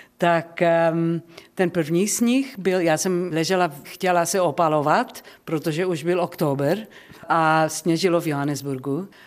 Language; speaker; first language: Czech; early bilingual, heritage; Czech